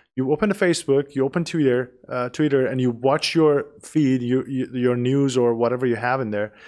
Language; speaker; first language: English; non-native, fluent; Persian